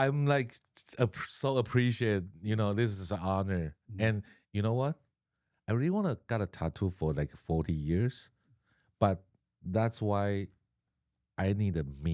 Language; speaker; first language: English; non-native, learner; Chinese